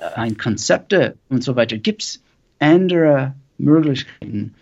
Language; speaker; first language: German; non-native, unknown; English